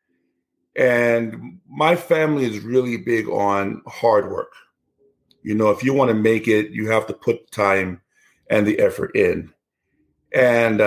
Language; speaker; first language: English; non-native, local second language; Igbo